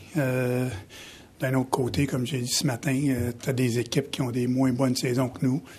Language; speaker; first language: French; native; French